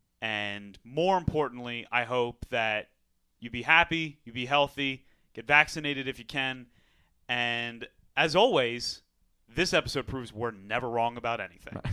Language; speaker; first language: English; native; English